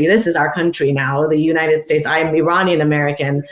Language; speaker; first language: English; non-native, fluent; Persian